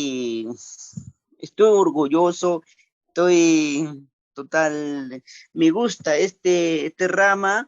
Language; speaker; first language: Spanish; non-native, local second language; Quechua